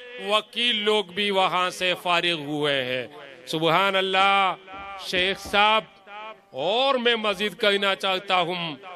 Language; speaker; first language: Hindi; non-native, local second language; Malayalam